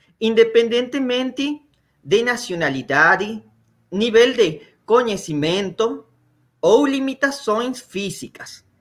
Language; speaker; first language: Portuguese; non-native, learner; Spanish